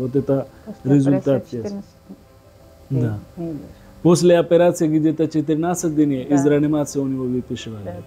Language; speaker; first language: Russian; non-native, learner; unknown